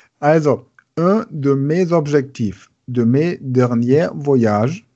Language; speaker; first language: French; non-native, learner; German